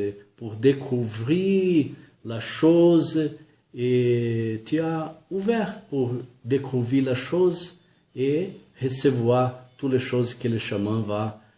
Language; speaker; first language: French; non-native, learner; Portuguese